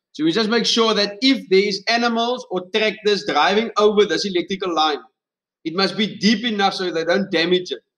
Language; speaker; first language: English; non-native, local second language; Afrikaans